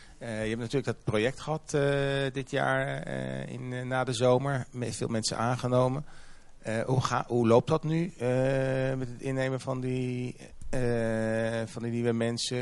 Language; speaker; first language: Dutch; native; Dutch